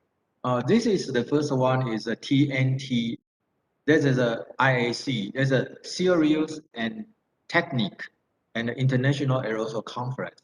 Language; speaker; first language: English; non-native, fluent; Thai